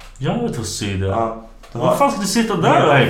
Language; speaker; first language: Swedish; native; Swedish